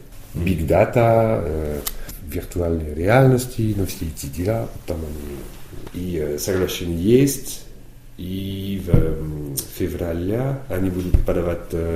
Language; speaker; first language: Russian; non-native, fluent; French